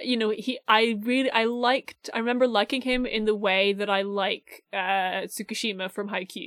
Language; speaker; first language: English; native; English